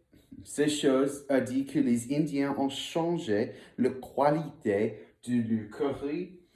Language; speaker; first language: French; non-native, learner; English